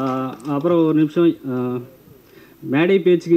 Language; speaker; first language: Tamil; native; Tamil